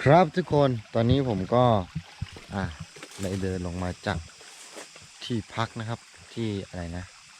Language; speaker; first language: Thai; non-native, local second language; Karen languages